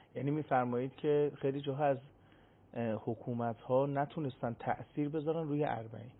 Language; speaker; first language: Persian; native; Persian